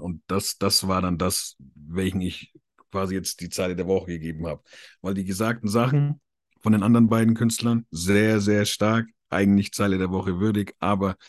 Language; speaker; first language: German; native; German